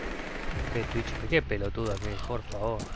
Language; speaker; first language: Spanish; native; Spanish